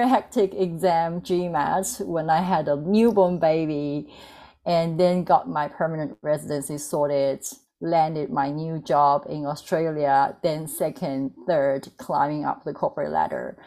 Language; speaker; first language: English; non-native, fluent; Chinese